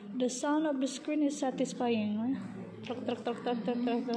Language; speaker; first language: English; non-native, fluent; Indonesian